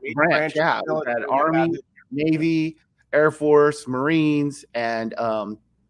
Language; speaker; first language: English; native; English